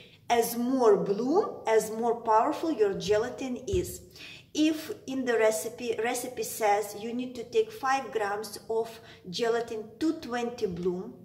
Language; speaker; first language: English; non-native, fluent; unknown